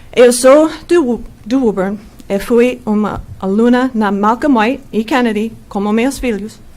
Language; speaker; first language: Portuguese; non-native, learner; English